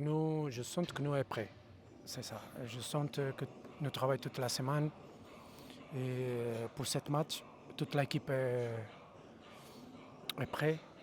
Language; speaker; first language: French; non-native, learner; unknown